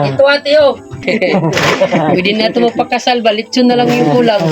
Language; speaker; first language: Filipino; non-native, local second language; Cebuano